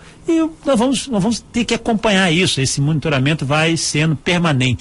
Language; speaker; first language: Portuguese; native; Portuguese